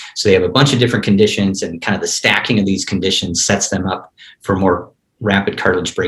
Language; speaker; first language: English; native; English